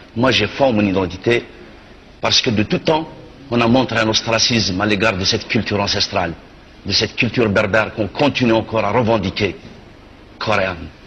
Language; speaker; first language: French; non-native, local second language; Kabyle